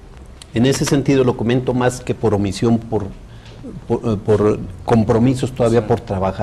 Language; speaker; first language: Spanish; native; Spanish